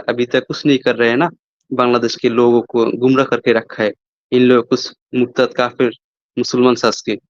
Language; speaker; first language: Hindi; non-native, fluent; Bangla